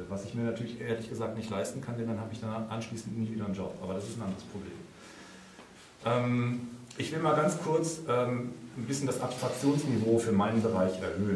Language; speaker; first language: German; native; German